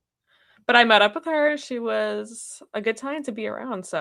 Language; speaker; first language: English; native; English